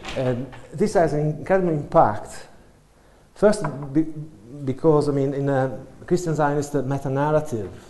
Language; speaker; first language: English; non-native, fluent; Italian